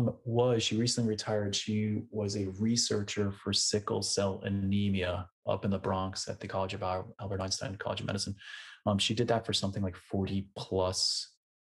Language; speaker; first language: English; native; English